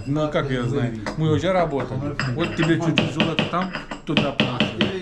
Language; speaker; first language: Russian; non-native, learner; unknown